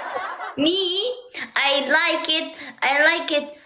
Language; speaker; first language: English; non-native, learner; Albanian